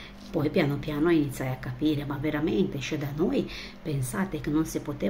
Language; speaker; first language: Italian; non-native, fluent; Romanian